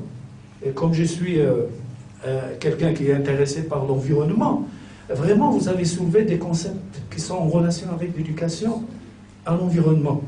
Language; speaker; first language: French; non-native, local second language; Arabic